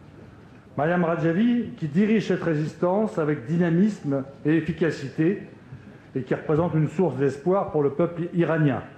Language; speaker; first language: French; native; French